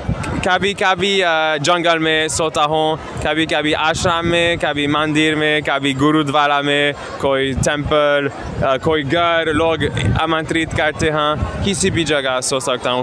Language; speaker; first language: Hindi; non-native, learner; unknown